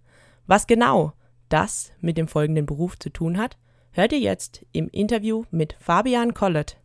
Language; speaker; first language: German; native; German